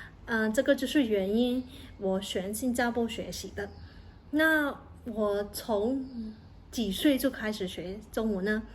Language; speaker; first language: Chinese; non-native, fluent; Burmese